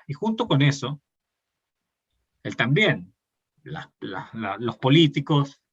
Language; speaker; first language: Spanish; native; Spanish